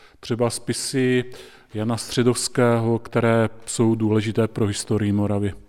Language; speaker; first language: Czech; native; Czech